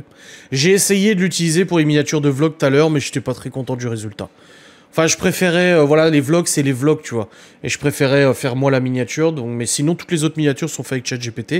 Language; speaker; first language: French; native; French